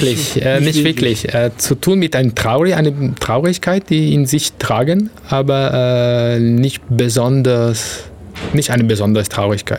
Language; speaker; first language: German; non-native, fluent; Italian